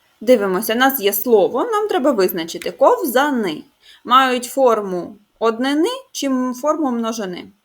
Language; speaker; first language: Ukrainian; native; Ukrainian